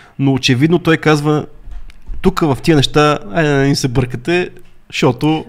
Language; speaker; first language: Bulgarian; native; Bulgarian